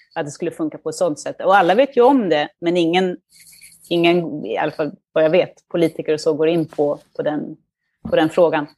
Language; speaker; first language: Swedish; native; Swedish